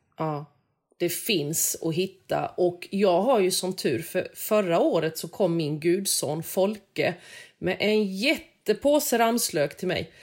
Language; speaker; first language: Swedish; native; Swedish